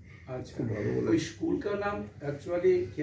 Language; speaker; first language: Hindi; non-native, local second language; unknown